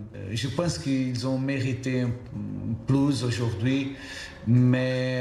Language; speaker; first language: French; non-native, fluent; Portuguese